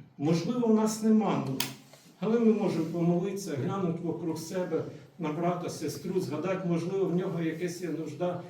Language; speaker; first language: Ukrainian; non-native, local second language; Russian